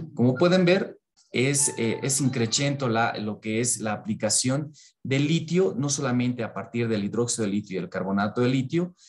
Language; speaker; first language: Spanish; native; Spanish